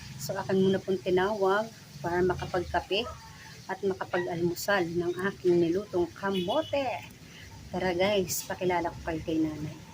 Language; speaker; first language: Filipino; non-native, local second language; Bikol